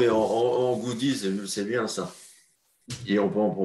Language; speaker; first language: French; native; French